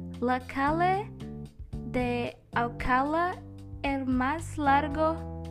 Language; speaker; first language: Spanish; non-native, learner; Portuguese